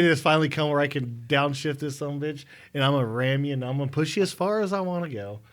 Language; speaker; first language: English; native; English